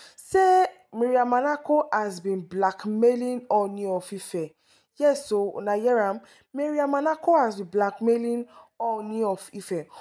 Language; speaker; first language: Nigerian Pidgin; non-native, local second language; Yoruba